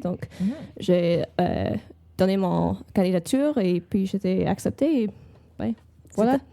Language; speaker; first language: French; non-native, fluent; English